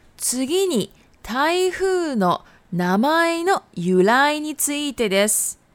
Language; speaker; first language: Japanese; native; Japanese